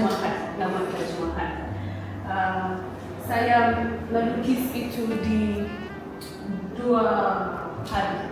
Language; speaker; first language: Indonesian; non-native, learner; Amharic